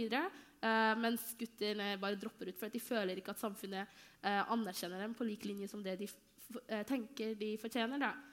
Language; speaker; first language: Norwegian; early bilingual, other home language; Somali